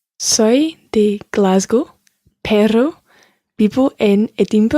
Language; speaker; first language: Spanish; non-native, learner; English